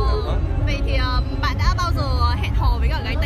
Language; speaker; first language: Vietnamese; native; Vietnamese